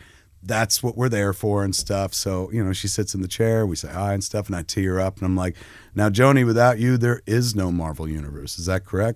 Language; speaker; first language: English; native; English